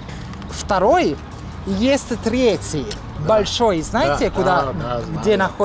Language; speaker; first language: Russian; non-native, fluent; Georgian